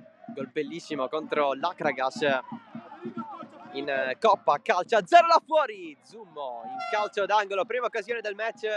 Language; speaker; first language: Italian; native; Italian